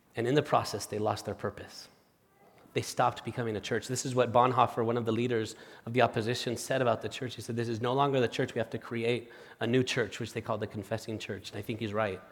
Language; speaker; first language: English; non-native, fluent; Spanish